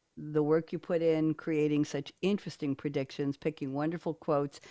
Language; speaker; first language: English; native; English